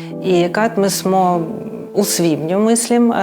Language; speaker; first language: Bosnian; non-native, learner; Ukrainian